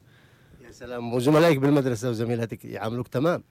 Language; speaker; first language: Arabic; native; Arabic